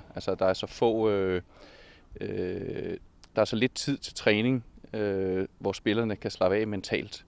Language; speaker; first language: Danish; native; Danish